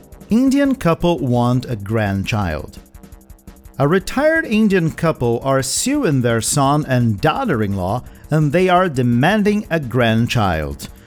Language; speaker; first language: English; non-native, fluent; Portuguese